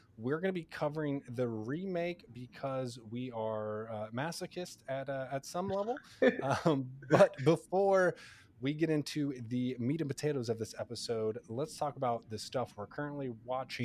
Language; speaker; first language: English; native; English